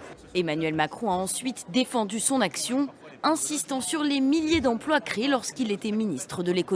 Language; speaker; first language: French; native; French